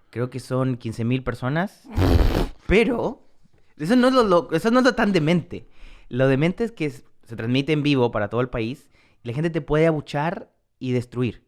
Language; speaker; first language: Spanish; native; Spanish